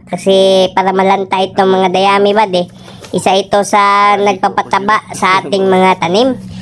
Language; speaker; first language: Filipino; non-native, local second language; Cebuano